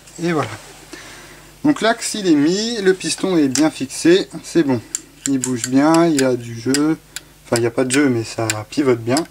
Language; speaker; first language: French; native; French